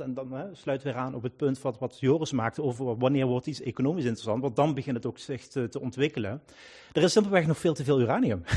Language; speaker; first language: Dutch; native; Dutch